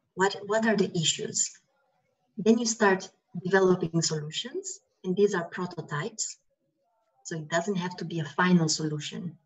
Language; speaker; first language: English; non-native, fluent; Romanian